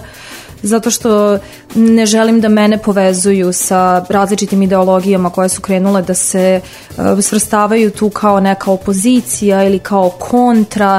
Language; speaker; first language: Serbian; native; Serbian